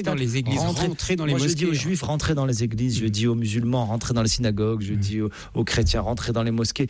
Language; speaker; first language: French; native; French